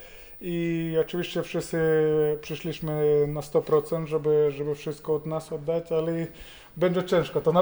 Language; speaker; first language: Polish; non-native, fluent; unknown